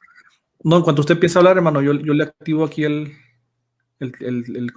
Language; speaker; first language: Spanish; native; Spanish